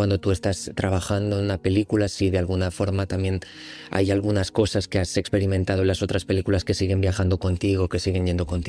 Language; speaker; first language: Spanish; native; Spanish